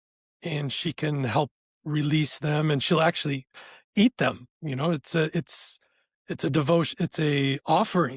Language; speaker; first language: English; native; English